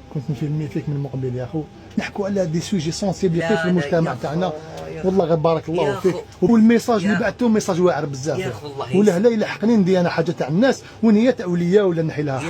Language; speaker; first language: Arabic; native; Arabic